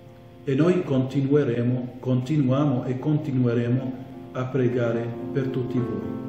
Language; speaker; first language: Italian; non-native, fluent; Arabic